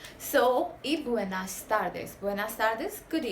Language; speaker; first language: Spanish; non-native, fluent; Hindi